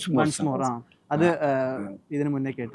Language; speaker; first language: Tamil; non-native, learner; Malayalam